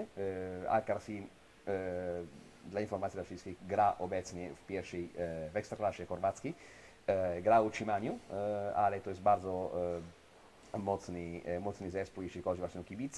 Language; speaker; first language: Polish; non-native, fluent; Italian